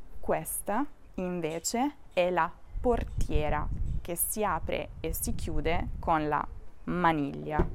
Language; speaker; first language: Italian; native; Italian